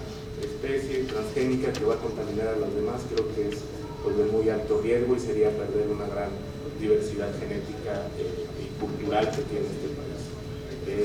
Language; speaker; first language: Spanish; native; Spanish